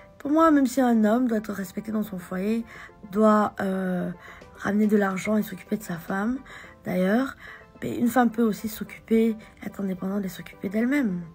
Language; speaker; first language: French; native; French